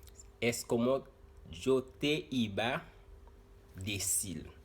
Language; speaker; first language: Spanish; non-native, fluent; Haitian Creole